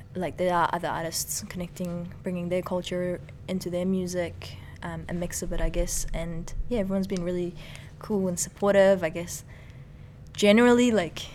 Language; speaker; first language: English; early bilingual, other home language; Persian